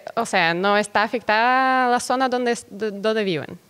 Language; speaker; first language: Spanish; non-native, fluent; Russian